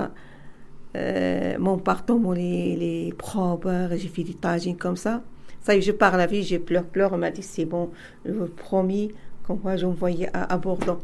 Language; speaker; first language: French; non-native, learner; Arabic